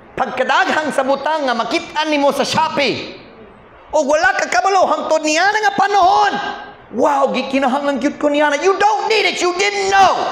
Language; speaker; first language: Cebuano; non-native, fluent; English